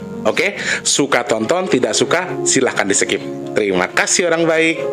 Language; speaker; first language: Indonesian; non-native, local second language; Javanese